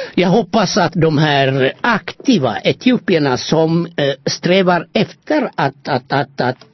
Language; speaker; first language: Swedish; non-native, fluent; Amharic